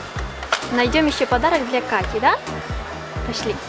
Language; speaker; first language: Russian; native; Russian